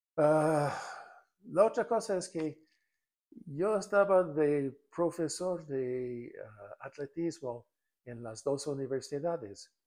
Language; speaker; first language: Spanish; non-native, fluent; English